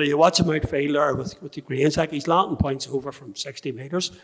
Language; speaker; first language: English; native; English